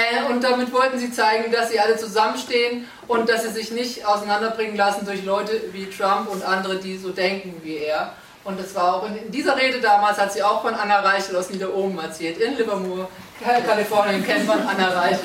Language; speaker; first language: German; native; German